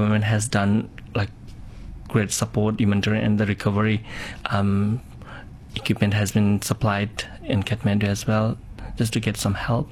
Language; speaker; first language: English; non-native, local second language; Nepali